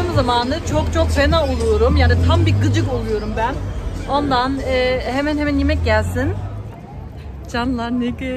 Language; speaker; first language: Turkish; non-native, learner; German